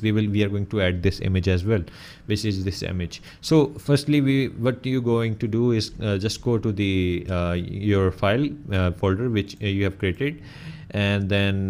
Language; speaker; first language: English; non-native, local second language; Urdu